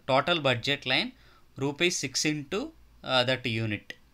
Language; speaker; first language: English; non-native, local second language; Telugu